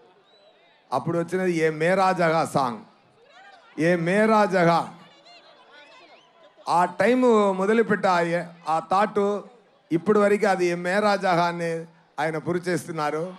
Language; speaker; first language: Telugu; non-native, learner; Tamil